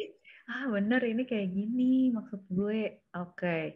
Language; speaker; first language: Indonesian; native; Indonesian